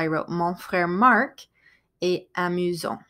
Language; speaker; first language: French; non-native, fluent; English